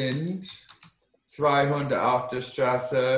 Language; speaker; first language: German; non-native, fluent; English